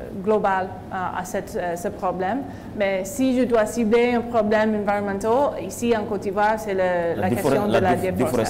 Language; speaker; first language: French; non-native, fluent; English